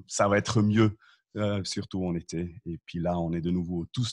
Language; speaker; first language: English; non-native, fluent; Swiss German